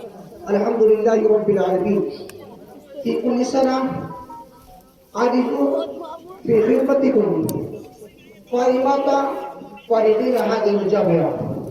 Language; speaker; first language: Arabic; non-native, learner; Urdu